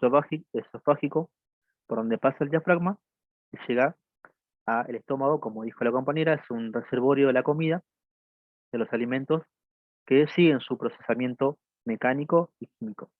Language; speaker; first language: Spanish; native; Spanish